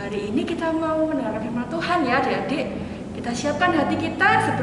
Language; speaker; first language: Indonesian; native; Indonesian